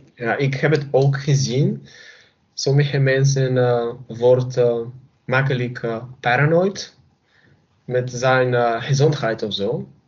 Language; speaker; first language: Dutch; non-native, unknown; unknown